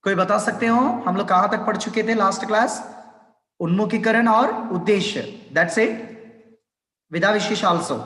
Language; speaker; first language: Hindi; non-native, local second language; Telugu